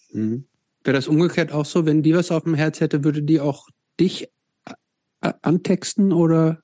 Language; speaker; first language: German; native; German